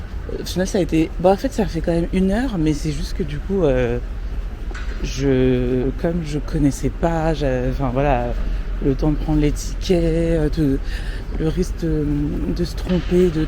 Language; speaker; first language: French; native; French